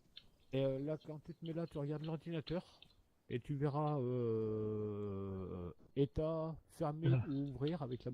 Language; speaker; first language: French; native; French